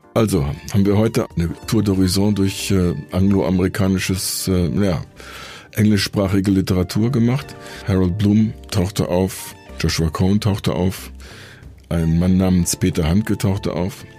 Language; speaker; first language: German; native; German